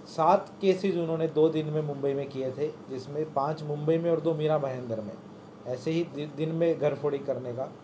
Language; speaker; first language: Hindi; non-native, local second language; Marathi